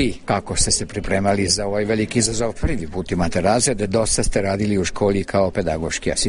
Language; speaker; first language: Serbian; non-native, local second language; Hungarian